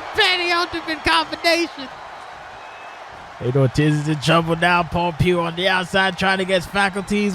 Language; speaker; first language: English; native; English